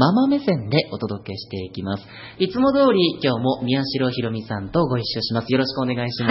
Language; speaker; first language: Japanese; native; Japanese